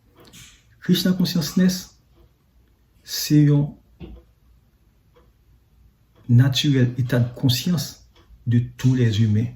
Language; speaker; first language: French; non-native, learner; Haitian Creole